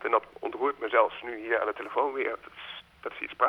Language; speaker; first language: Dutch; native; Dutch